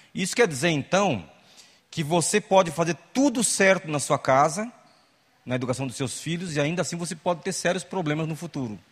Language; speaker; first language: Portuguese; native; Portuguese